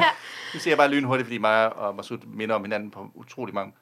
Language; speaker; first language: Danish; non-native, fluent; Persian